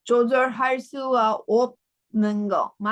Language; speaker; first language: Korean; non-native, learner; English